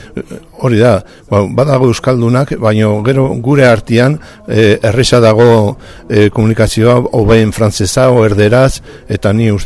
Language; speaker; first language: Basque; non-native, learner; Spanish